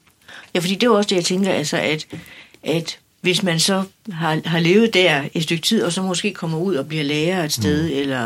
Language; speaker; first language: Danish; native; Danish